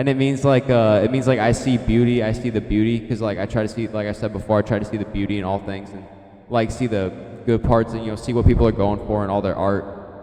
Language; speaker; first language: English; native; English